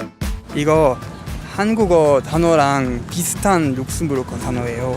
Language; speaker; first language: Korean; non-native, fluent; Luxembourgish